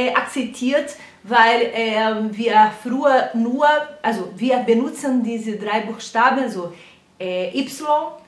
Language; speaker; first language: German; non-native, fluent; Portuguese